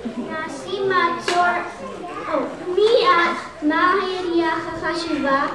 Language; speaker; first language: Hebrew; non-native, learner; English